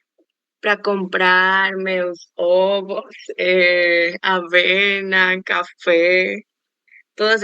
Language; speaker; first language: Portuguese; non-native, learner; Spanish